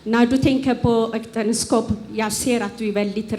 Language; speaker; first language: Swedish; non-native, learner; Amharic